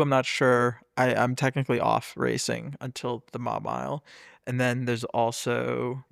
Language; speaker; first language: English; native; English